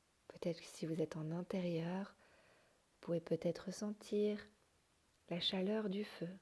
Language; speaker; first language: French; native; French